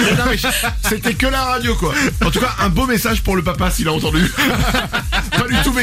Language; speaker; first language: French; native; French